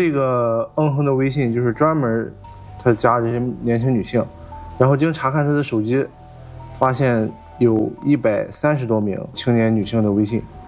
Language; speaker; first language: Chinese; native; Chinese